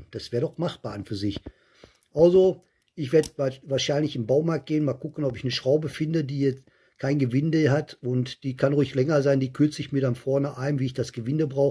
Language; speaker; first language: German; native; German